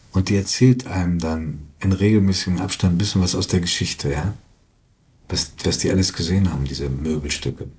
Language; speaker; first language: German; native; German